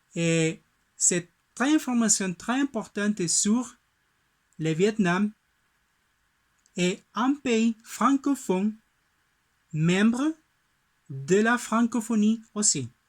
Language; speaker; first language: French; non-native, learner; Spanish